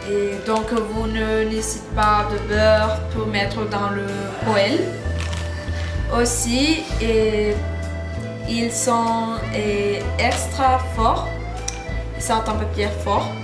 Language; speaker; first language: French; non-native, learner; Spanish